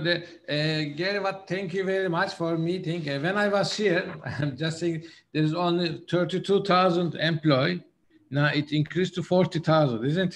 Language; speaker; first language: English; non-native, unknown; Turkish